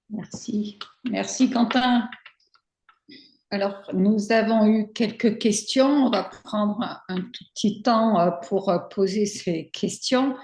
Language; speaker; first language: French; native; French